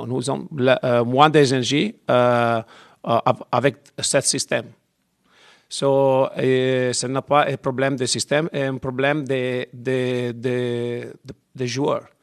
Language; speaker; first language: French; non-native, learner; Italian